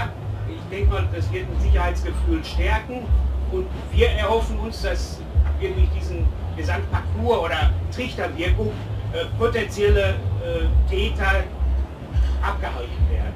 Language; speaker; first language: German; native; German